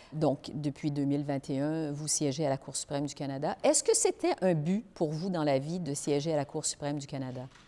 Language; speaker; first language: French; native; French